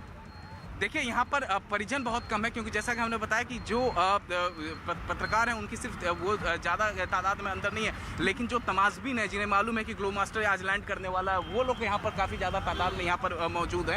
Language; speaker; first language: Hindi; native; Hindi